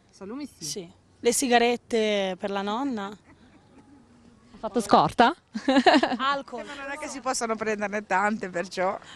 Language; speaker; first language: Italian; native; Italian